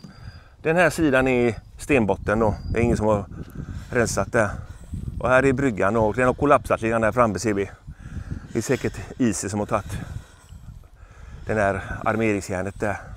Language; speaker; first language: Swedish; native; Swedish